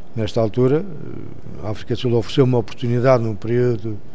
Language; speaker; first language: Portuguese; native; Portuguese